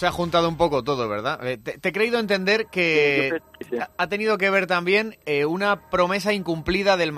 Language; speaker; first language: Spanish; native; Spanish